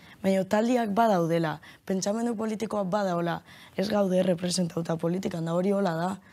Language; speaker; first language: Basque; native; Basque